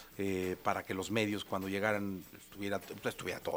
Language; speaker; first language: Spanish; native; Spanish